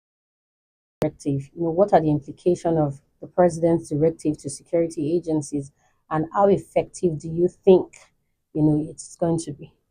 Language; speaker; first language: English; non-native, local second language; Yoruba